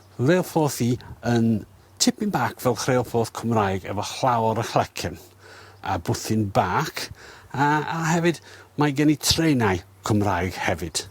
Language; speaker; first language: Welsh; non-native, learner; English